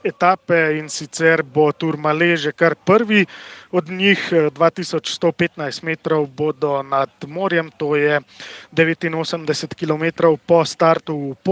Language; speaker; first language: Slovenian; native; Slovenian